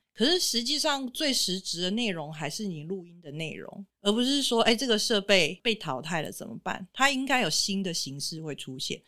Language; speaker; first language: Chinese; native; Chinese